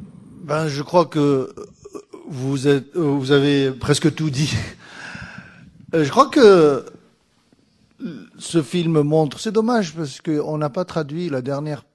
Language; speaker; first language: French; non-native, local second language; Arabic